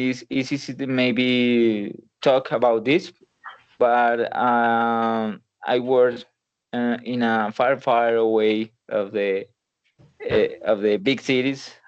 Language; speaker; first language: English; non-native, learner; Spanish